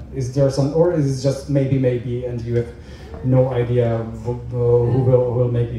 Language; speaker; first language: English; non-native, fluent; Czech